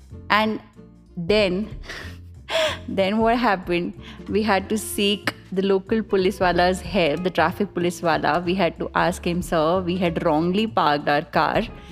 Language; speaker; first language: English; non-native, local second language; Punjabi